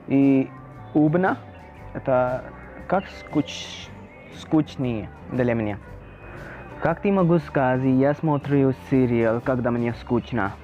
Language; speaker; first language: Russian; non-native, learner; Hindi